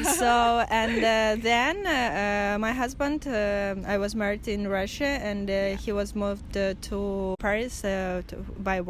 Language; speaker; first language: English; non-native, fluent; Russian